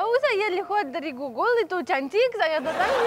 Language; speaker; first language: Indonesian; non-native, learner; Russian